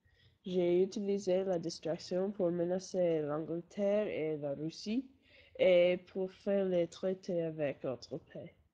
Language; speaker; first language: French; non-native, learner; English